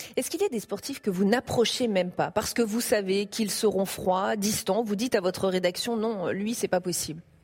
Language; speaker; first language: French; native; French